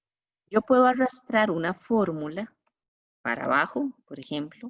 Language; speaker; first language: Spanish; native; Spanish